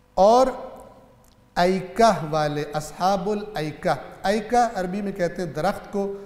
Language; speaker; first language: Urdu; non-native, local second language; Punjabi